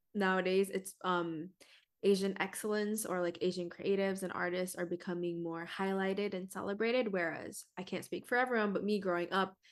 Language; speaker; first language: English; early bilingual, other home language; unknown